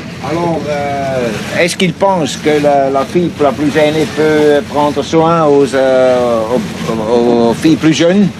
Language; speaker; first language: French; non-native, fluent; Swiss German